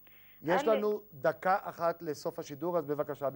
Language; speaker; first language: Hebrew; native; Hebrew